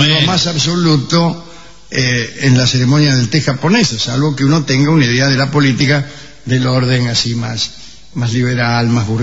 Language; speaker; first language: Spanish; native; Spanish